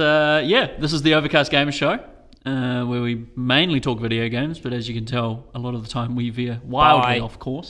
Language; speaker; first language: English; native; English